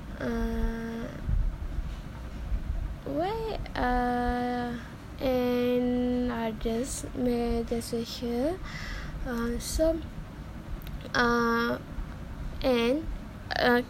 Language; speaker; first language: English; non-native, learner; Malay